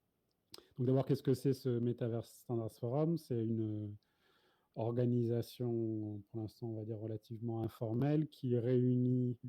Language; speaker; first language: French; native; French